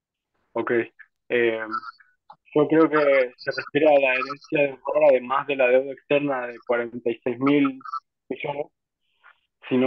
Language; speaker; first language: Spanish; native; Spanish